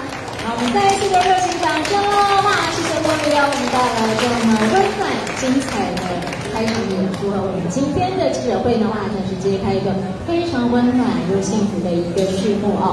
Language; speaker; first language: Chinese; native; Chinese